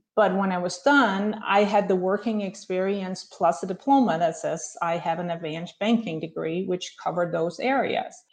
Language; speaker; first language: English; non-native, fluent; Danish